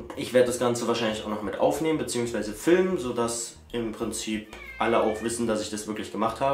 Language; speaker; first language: German; native; German